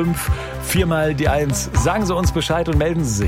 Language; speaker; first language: German; native; German